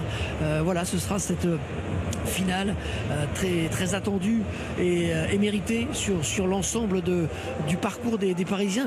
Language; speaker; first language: French; native; French